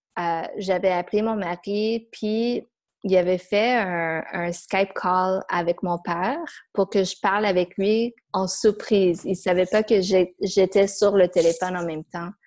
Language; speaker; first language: French; non-native, fluent; English